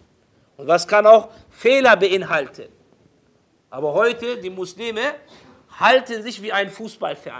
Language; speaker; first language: German; non-native, fluent; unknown